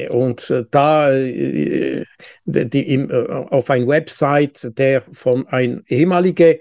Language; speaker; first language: German; non-native, local second language; French